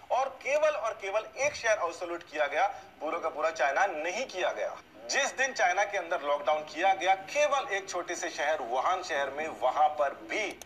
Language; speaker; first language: Hindi; native; Hindi